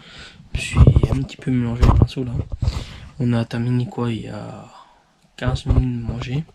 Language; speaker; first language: French; native; French